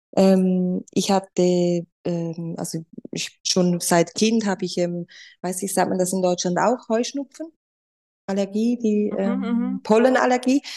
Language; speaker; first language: German; non-native, fluent; Spanish